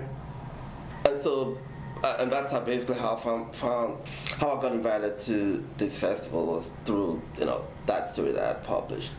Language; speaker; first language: English; non-native, local second language; Igbo